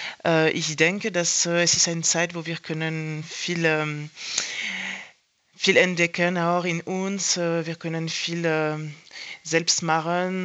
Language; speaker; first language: German; non-native, fluent; French